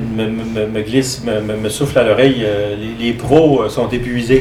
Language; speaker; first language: French; native; French